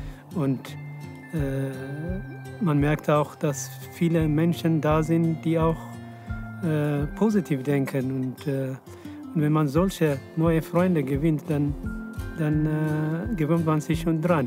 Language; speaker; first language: German; non-native, fluent; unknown